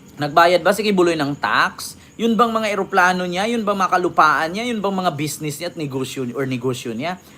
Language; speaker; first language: Filipino; native; Filipino